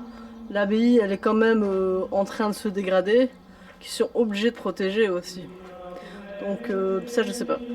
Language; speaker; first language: French; native; French